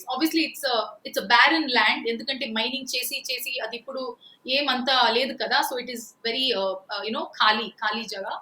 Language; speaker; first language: Telugu; non-native, local second language; Kannada